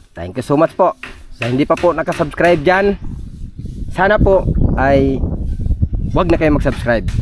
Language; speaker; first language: Filipino; non-native, local second language; Cebuano